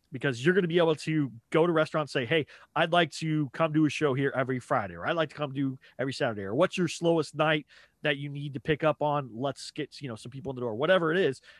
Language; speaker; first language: English; native; English